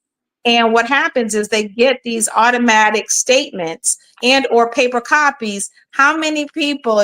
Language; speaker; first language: English; native; English